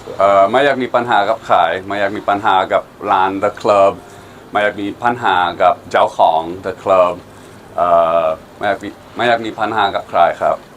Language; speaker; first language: Thai; non-native, learner; English